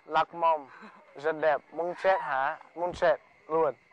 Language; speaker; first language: Vietnamese; non-native, learner; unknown